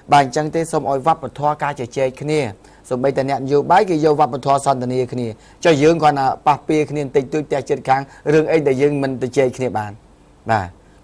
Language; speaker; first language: Khmer; native; Khmer